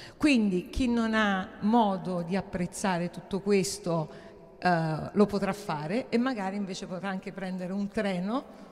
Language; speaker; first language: Italian; native; Italian